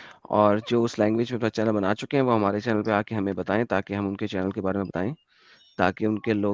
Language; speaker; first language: Hindi; native; Hindi